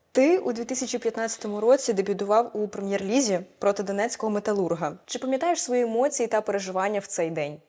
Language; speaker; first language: Ukrainian; native; Ukrainian